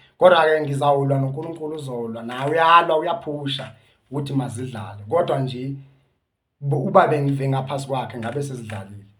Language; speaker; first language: Zulu; native; Zulu